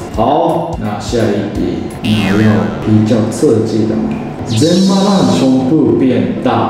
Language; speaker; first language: Chinese; non-native, fluent; Japanese